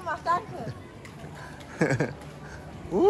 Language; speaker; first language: German; native; German